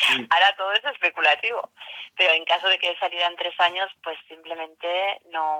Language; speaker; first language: Spanish; native; Spanish